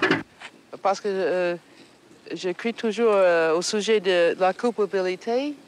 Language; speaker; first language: French; non-native, fluent; English